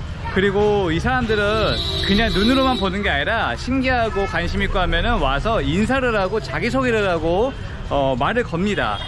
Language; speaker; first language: Korean; native; Korean